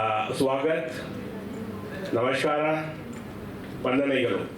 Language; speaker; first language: Kannada; non-native, learner; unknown